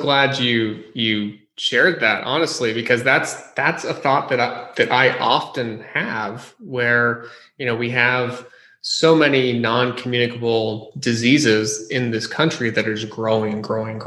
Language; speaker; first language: English; native; English